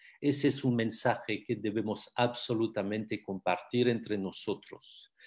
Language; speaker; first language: Spanish; non-native, fluent; French